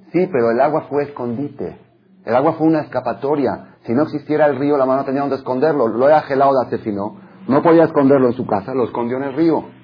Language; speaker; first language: Spanish; non-native, fluent; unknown